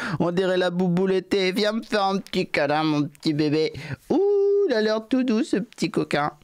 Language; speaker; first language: French; native; French